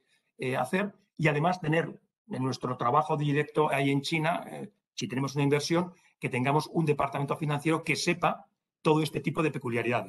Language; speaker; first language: Spanish; native; Spanish